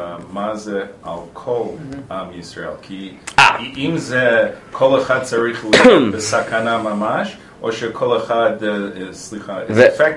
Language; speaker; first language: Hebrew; non-native, fluent; English